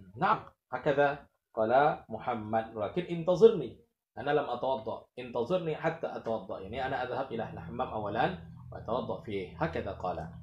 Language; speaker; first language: Arabic; non-native, fluent; Indonesian